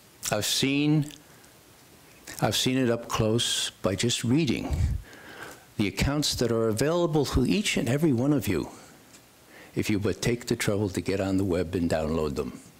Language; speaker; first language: English; native; English